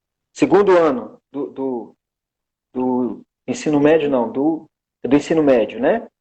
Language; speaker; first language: Portuguese; native; Portuguese